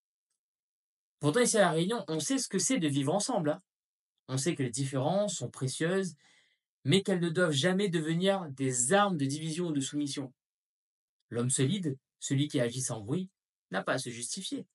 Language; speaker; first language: French; native; French